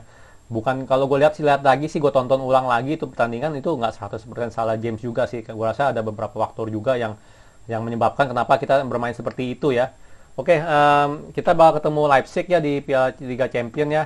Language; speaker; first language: Indonesian; native; Indonesian